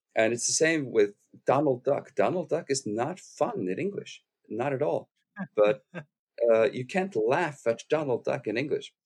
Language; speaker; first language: English; non-native, fluent; Icelandic